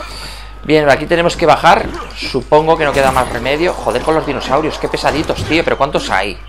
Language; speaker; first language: Spanish; native; Spanish